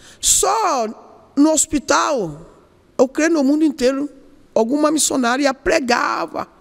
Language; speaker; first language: Portuguese; non-native, learner; Yoruba